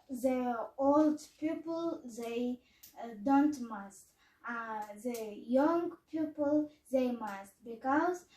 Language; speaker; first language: English; non-native, learner; Kazakh